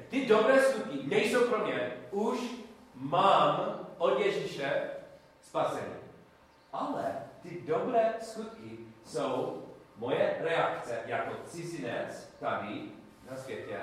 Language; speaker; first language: Czech; non-native, learner; English